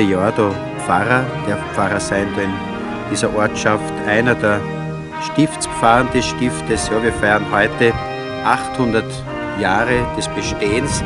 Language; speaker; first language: German; native; German